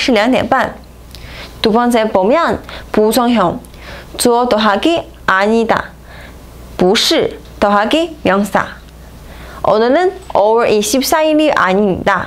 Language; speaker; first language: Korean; non-native, fluent; Chinese